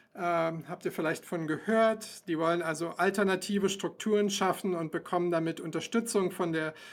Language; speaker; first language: German; native; German